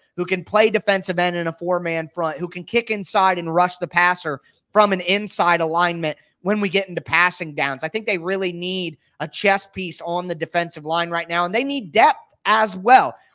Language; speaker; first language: English; native; English